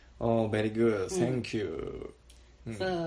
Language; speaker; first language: English; non-native, learner; Japanese